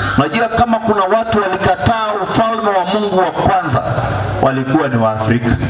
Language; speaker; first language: Swahili; non-native, local second language; Gusii